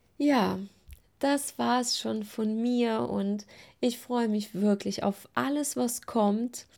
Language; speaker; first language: German; non-native, fluent; Russian